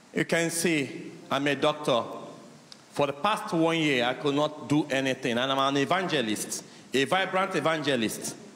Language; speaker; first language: English; non-native, local second language; Igbo